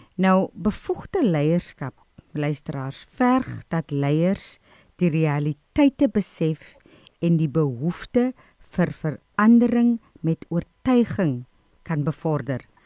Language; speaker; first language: Afrikaans; native; Afrikaans